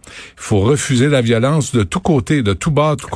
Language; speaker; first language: French; native; French